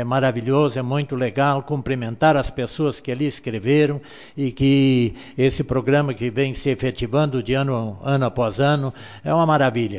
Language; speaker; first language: Portuguese; native; Portuguese